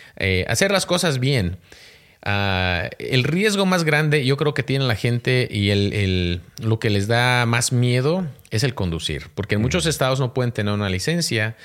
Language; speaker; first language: Spanish; native; Spanish